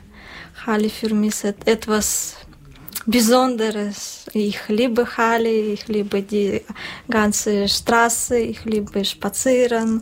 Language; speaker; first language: German; non-native, learner; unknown